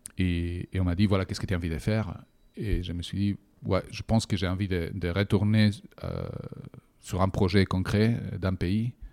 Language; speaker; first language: French; non-native, fluent; Spanish